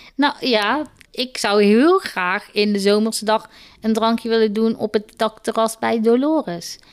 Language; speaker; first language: Dutch; native; Dutch